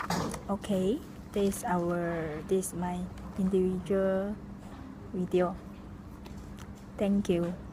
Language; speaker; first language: English; non-native, local second language; Malay